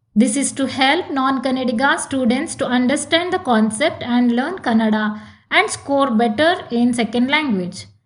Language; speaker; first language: English; non-native, local second language; Kannada